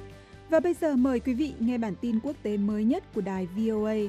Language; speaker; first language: Vietnamese; native; Vietnamese